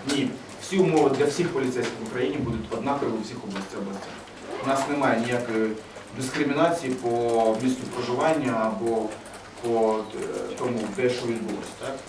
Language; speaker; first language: Ukrainian; early bilingual, other home language; Persian